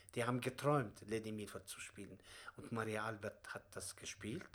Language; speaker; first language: German; non-native, fluent; Russian